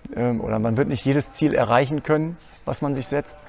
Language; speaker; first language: German; native; German